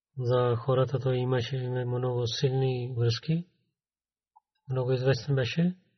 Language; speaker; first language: Bulgarian; non-native, learner; Urdu